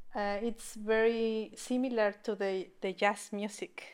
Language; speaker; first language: English; non-native, learner; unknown